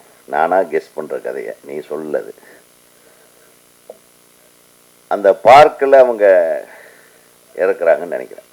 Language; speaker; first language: Tamil; native; Tamil